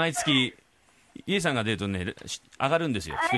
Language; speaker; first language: Japanese; native; Japanese